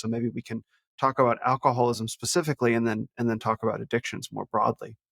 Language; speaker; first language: English; native; English